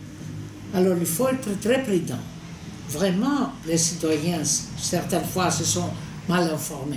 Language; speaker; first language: French; non-native, fluent; Greek